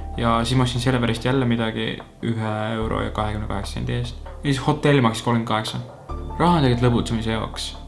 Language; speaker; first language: Estonian; early bilingual, heritage; Estonian